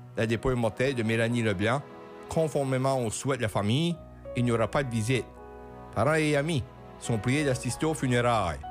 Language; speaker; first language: French; native; French